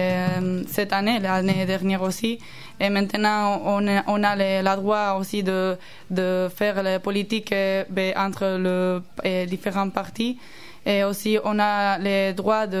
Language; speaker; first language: French; non-native, learner; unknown